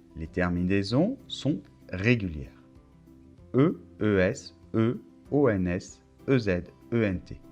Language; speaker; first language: French; native; French